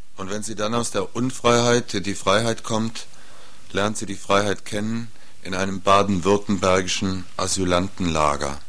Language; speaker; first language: German; native; German